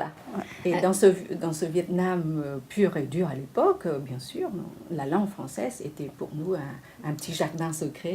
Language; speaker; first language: French; non-native, fluent; Vietnamese